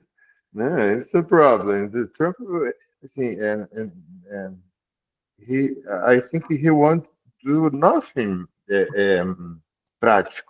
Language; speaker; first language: English; non-native, learner; Portuguese